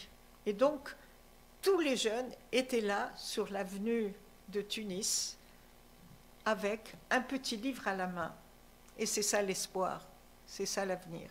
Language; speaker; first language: French; non-native, local second language; Arabic